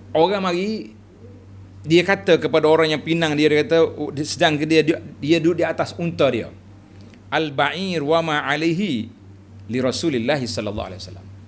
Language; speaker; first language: Malay; native; Malay